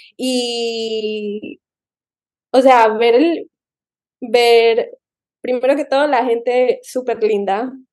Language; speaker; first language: Spanish; early bilingual, heritage; Spanish